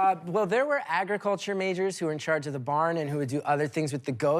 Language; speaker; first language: English; native; English